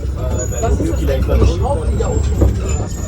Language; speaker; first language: German; native; German